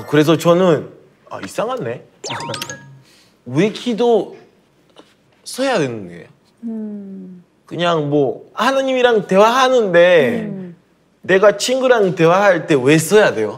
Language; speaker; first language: Korean; early bilingual, heritage; Korean